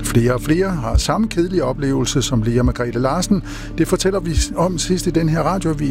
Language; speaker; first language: Danish; native; Danish